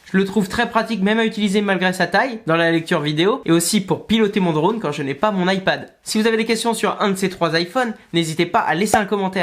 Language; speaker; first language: French; native; French